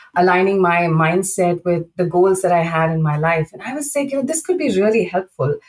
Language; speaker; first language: English; non-native, local second language; Telugu